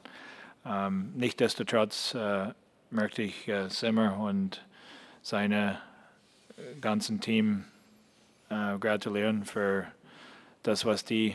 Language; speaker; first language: German; non-native, fluent; English